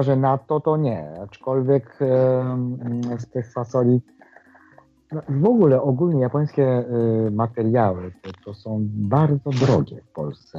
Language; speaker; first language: Polish; non-native, fluent; Japanese